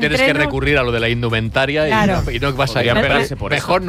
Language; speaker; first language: Spanish; native; Spanish